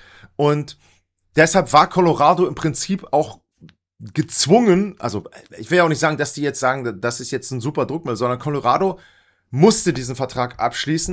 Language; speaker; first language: German; native; German